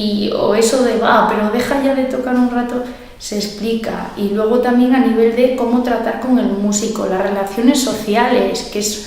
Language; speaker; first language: Spanish; native; Spanish